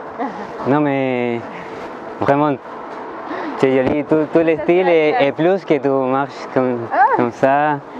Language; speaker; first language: French; non-native, learner; Spanish